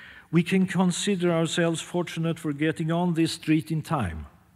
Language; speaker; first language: English; non-native, fluent; Swedish